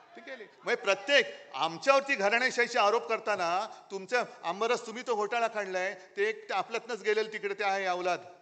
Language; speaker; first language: Marathi; native; Marathi